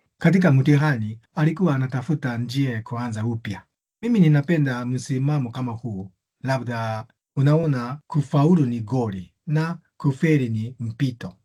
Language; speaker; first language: Swahili; non-native, fluent; Japanese